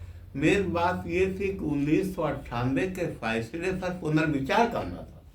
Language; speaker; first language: Hindi; native; Hindi